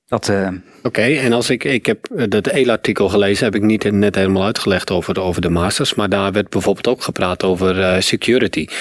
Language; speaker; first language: Dutch; native; Dutch